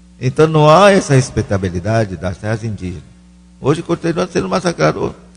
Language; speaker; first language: Portuguese; non-native, local second language; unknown